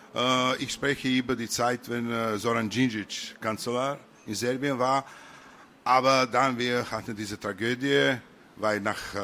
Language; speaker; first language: German; non-native, learner; Serbian